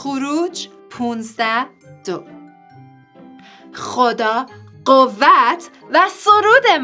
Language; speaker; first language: Persian; native; Persian